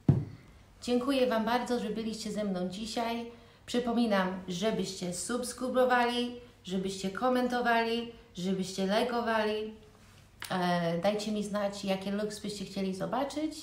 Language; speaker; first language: Polish; early bilingual, heritage; Polish